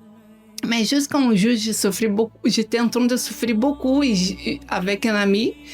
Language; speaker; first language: French; non-native, learner; Portuguese